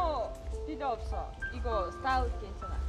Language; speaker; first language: Korean; non-native, learner; Russian